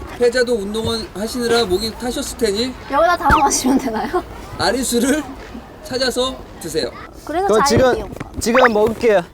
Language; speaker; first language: Korean; non-native, fluent; Chinese